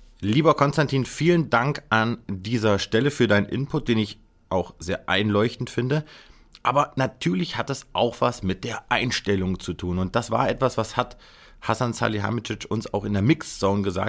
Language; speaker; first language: German; native; German